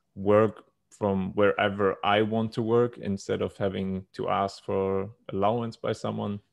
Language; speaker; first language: English; non-native, fluent; German